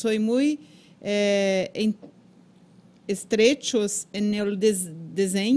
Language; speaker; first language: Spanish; non-native, learner; Portuguese